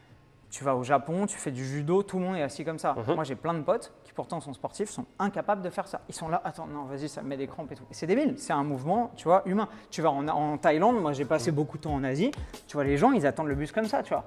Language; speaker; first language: French; native; French